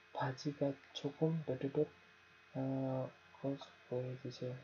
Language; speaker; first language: Korean; non-native, learner; Nepali